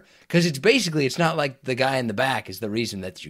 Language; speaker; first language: English; native; English